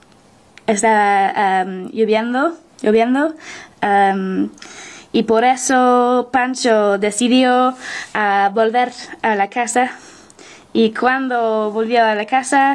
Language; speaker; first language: Spanish; non-native, learner; English